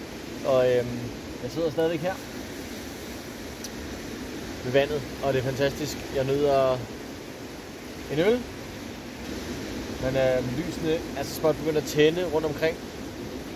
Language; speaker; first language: Danish; native; Danish